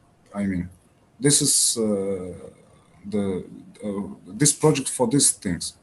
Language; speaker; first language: English; non-native, learner; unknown